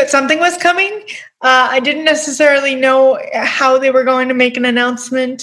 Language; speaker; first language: English; native; English